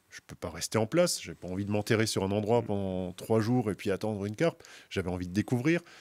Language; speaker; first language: French; native; French